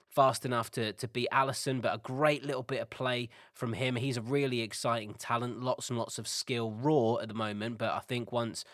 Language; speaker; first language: English; native; English